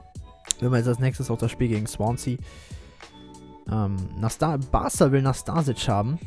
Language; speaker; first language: German; native; German